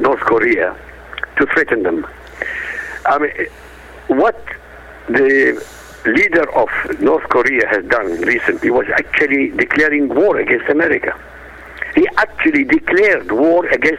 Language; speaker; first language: English; non-native, fluent; Arabic